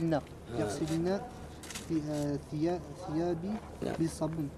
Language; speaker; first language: Arabic; non-native, learner; French